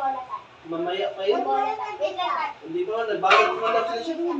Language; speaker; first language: Filipino; non-native, local second language; Cebuano